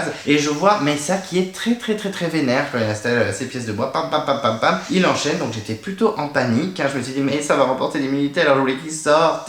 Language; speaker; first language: French; native; French